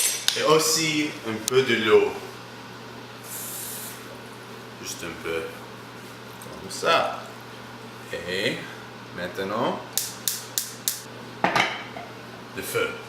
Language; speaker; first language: French; non-native, learner; English